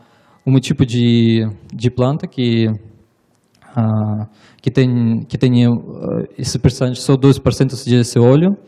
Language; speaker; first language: Portuguese; non-native, learner; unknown